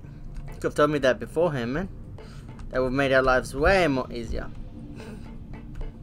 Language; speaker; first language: English; native; English